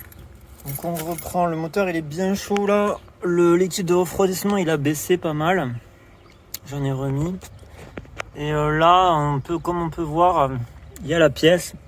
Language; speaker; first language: French; native; French